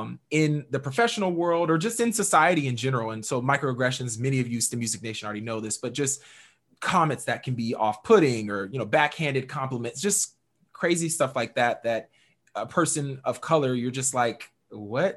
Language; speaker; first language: English; native; English